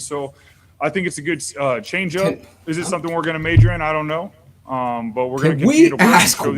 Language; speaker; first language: English; native; English